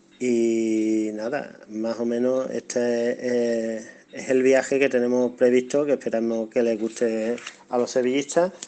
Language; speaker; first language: Spanish; native; Spanish